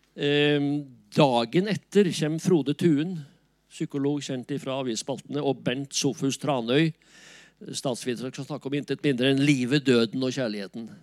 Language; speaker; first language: Norwegian; native; Norwegian